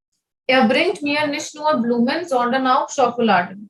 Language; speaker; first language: German; non-native, fluent; Hindi